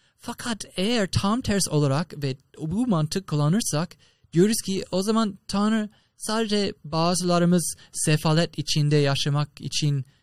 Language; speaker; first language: Turkish; non-native, learner; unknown